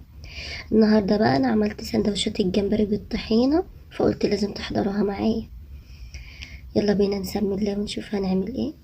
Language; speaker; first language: Arabic; native; Arabic